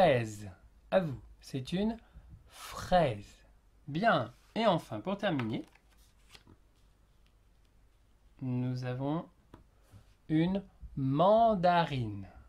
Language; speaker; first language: French; native; French